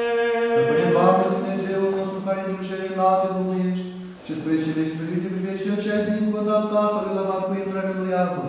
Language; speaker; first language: Romanian; native; Romanian